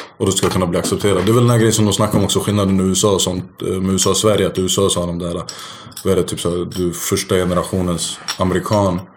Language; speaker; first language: Swedish; early bilingual, other home language; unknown